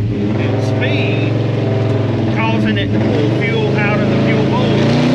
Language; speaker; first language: English; native; English